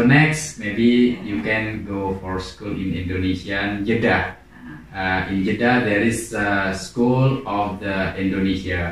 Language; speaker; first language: English; non-native, learner; Indonesian